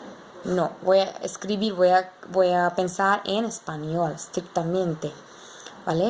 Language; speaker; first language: Spanish; non-native, learner; English